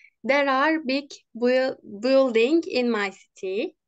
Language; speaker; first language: English; non-native, learner; Turkish